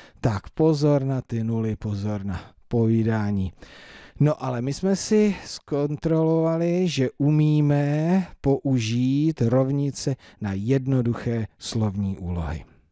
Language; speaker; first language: Czech; native; Czech